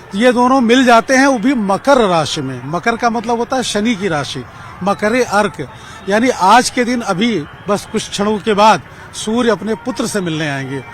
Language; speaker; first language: Hindi; native; Hindi